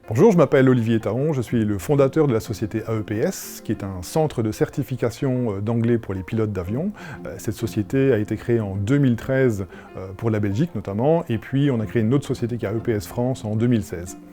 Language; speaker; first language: French; native; French